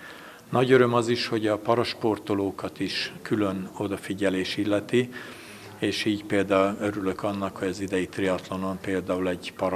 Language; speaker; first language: Hungarian; native; Hungarian